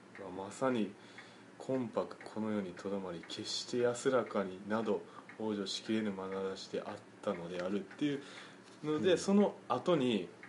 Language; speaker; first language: Japanese; native; Japanese